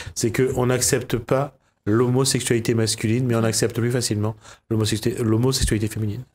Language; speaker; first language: French; native; French